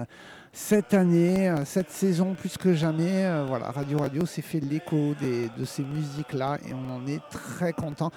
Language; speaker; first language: French; native; French